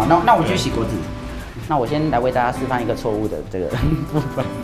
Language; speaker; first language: Chinese; native; Chinese